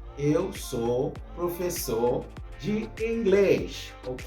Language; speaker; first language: Portuguese; non-native, fluent; English